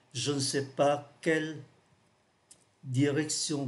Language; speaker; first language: French; non-native, fluent; Vietnamese